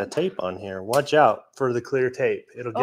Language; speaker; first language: English; native; English